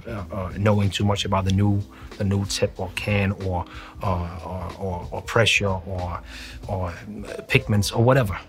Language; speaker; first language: English; non-native, fluent; Danish